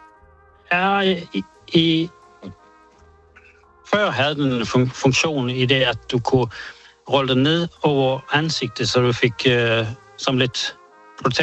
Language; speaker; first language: Danish; early bilingual, heritage; Swedish